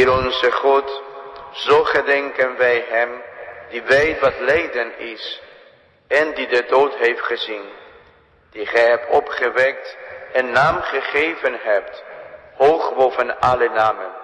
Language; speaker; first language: Dutch; non-native, fluent; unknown